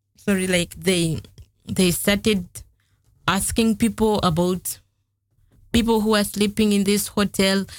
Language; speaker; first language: English; non-native, local second language; Ganda